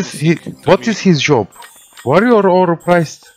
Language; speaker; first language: English; non-native, learner; Turkish